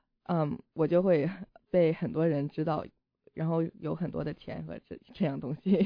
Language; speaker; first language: Chinese; early bilingual, heritage; Chinese